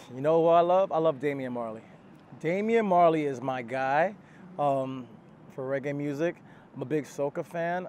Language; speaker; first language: English; native; English